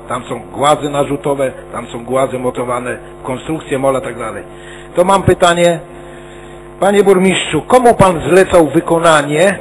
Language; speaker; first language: Polish; native; Polish